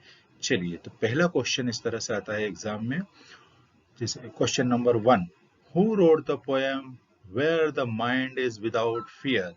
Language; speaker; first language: Hindi; native; Hindi